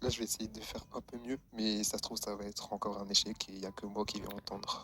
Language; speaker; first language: French; native; French